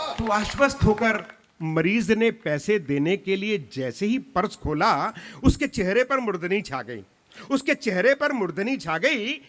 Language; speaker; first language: Hindi; non-native, local second language; Punjabi